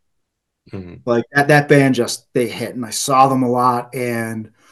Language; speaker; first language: English; native; English